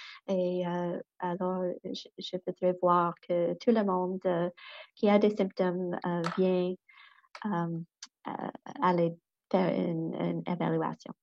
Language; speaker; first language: French; non-native, local second language; English